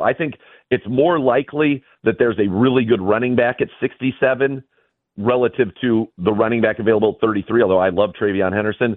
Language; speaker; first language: English; native; English